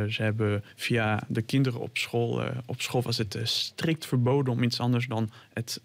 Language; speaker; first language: Dutch; non-native, fluent; French